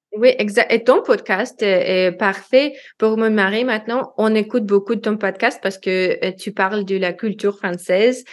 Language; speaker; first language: French; non-native, learner; Russian